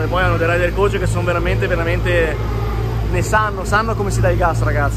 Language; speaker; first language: Italian; native; Italian